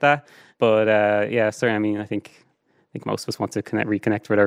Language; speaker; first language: English; native; English